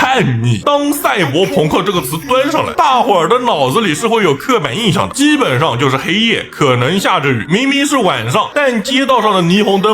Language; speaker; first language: Chinese; native; Chinese